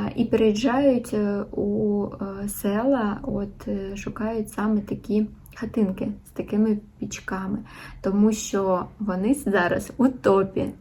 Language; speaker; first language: Ukrainian; non-native, local second language; Russian